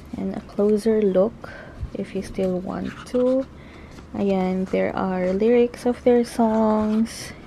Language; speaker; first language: English; non-native, local second language; Filipino